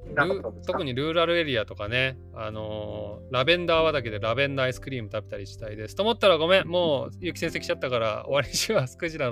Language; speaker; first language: Japanese; native; Japanese